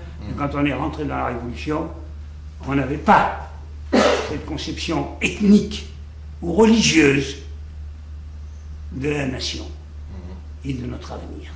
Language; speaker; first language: French; native; French